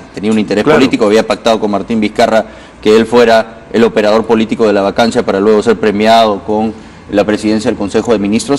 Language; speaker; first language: Spanish; native; Spanish